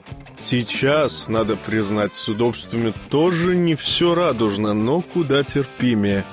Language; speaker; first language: Russian; native; Russian